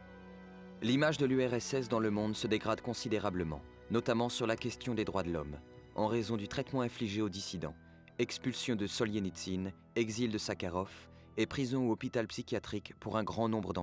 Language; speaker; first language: French; native; French